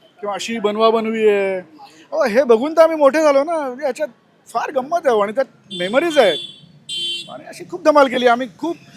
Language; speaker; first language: Marathi; non-native, local second language; Gujarati